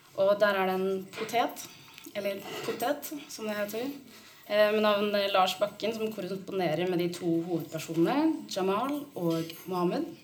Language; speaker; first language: Norwegian; native; Norwegian